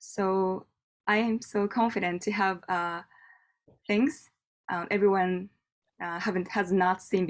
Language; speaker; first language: English; non-native, learner; Japanese